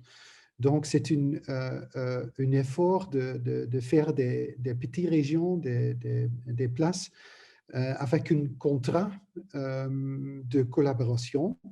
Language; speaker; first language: French; non-native, learner; Dutch